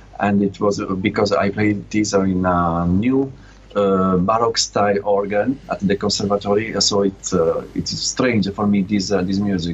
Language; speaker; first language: English; non-native, learner; Italian